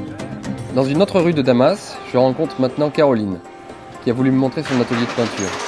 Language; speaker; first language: French; native; French